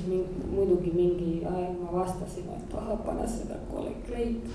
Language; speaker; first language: Estonian; non-native, learner; Croatian